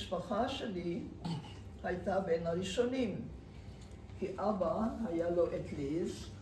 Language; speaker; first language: Hebrew; non-native, fluent; Hungarian